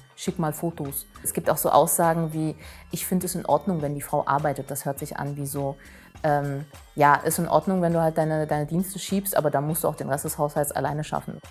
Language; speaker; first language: German; early bilingual, other home language; Turkish